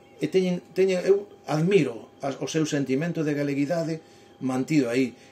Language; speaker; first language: Galician; native; Galician